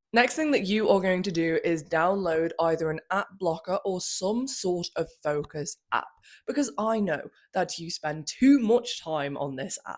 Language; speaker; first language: English; native; English